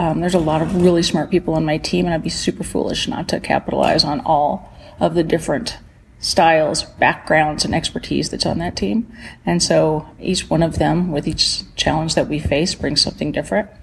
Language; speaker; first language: English; native; English